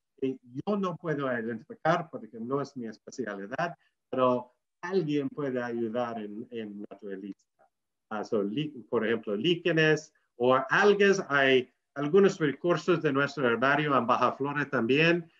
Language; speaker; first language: Spanish; non-native, learner; English